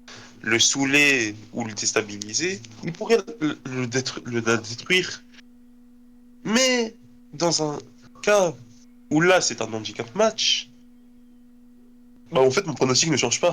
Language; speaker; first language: French; native; French